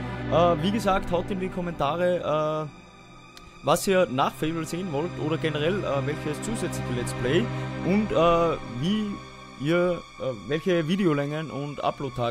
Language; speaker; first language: German; native; German